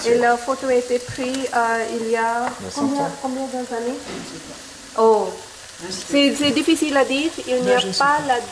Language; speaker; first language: French; non-native, fluent; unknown